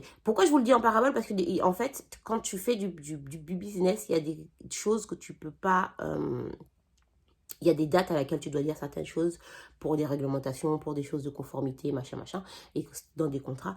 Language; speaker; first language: French; native; French